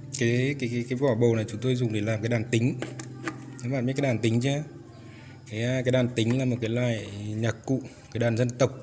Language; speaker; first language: Vietnamese; non-native, local second language; Tày